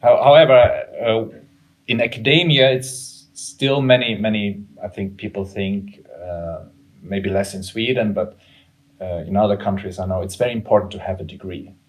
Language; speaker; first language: English; non-native, fluent; German